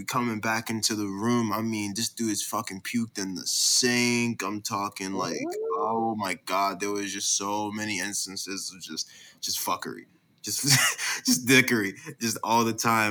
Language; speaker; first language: English; native; English